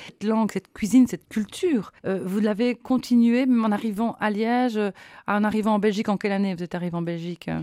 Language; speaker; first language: French; native; French